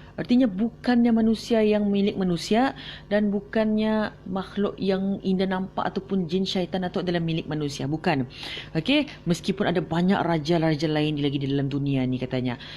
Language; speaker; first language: Malay; native; Malay